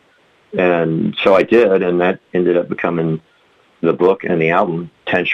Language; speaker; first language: English; native; English